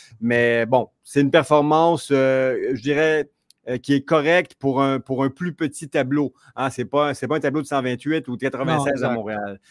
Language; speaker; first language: French; native; French